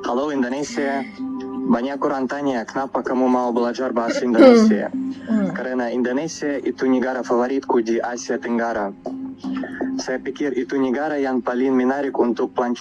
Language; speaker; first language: Indonesian; non-native, learner; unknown